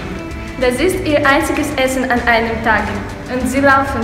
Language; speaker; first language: German; non-native, learner; Russian